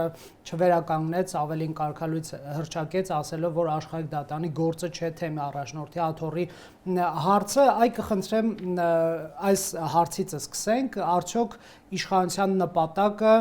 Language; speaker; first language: Armenian; native; Armenian